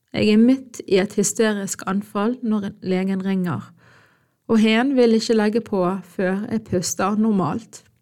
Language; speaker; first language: Norwegian; early bilingual, other home language; Arabic